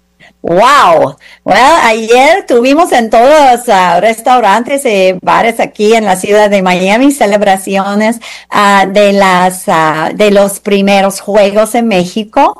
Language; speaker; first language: Spanish; non-native, fluent; English